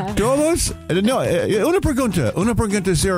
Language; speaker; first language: Spanish; non-native, learner; English